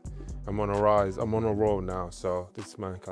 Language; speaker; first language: English; native; English